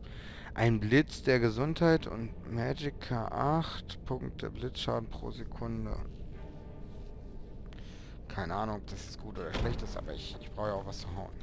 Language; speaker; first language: German; native; German